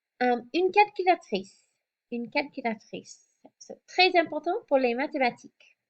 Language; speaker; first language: French; non-native, fluent; English